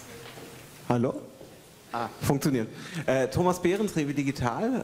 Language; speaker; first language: German; native; German